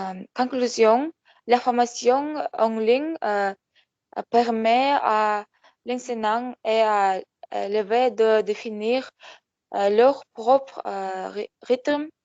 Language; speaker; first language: French; non-native, learner; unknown